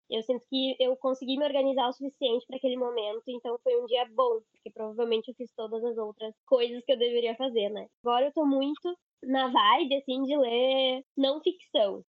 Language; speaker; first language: Portuguese; native; Portuguese